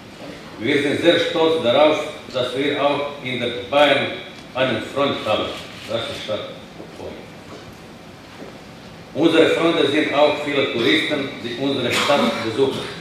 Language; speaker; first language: German; non-native, fluent; Croatian